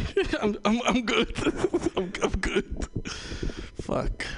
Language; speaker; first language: English; non-native, fluent; Spanish